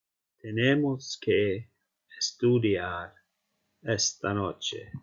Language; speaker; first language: Spanish; non-native, fluent; Icelandic